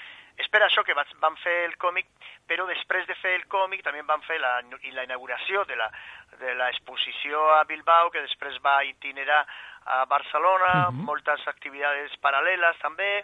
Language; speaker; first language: Catalan; non-native, fluent; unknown